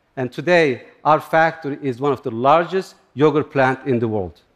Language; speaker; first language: English; non-native, fluent; Turkish